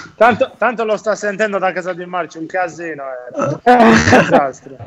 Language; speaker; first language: Italian; native; Italian